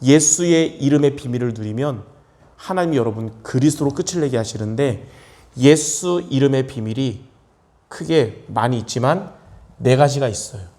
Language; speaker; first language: Korean; native; Korean